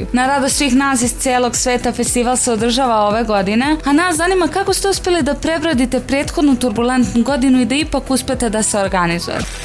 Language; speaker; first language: Serbian; native; Serbian